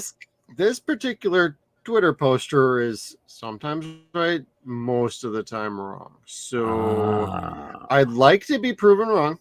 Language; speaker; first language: English; native; English